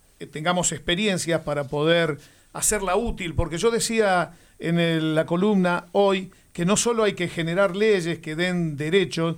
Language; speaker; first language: Spanish; native; Spanish